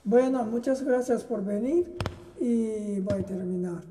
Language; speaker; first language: Spanish; non-native, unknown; Japanese